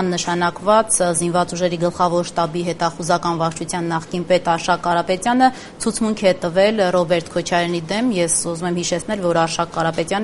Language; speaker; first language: Armenian; native; Armenian